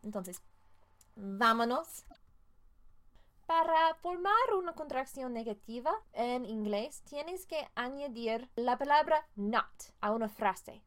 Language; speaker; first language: Spanish; non-native, fluent; English